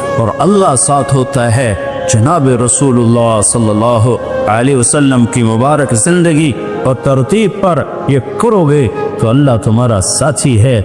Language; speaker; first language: Urdu; non-native, local second language; Punjabi